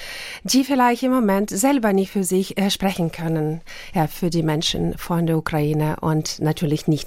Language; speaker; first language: German; non-native, fluent; Ukrainian